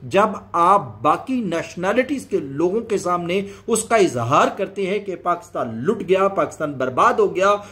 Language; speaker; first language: Urdu; native; Urdu